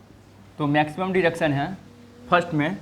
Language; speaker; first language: Hindi; native; Hindi